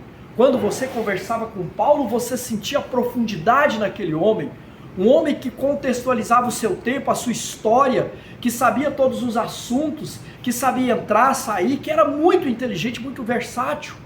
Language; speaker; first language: Portuguese; native; Portuguese